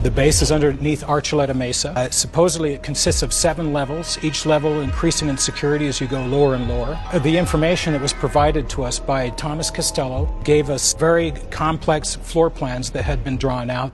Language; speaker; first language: English; native; English